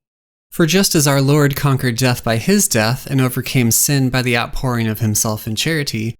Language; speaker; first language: English; native; English